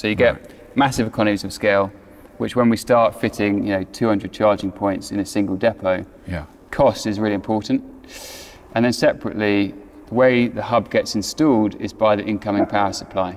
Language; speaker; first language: English; native; English